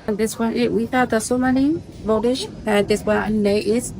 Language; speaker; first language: English; non-native, learner; Burmese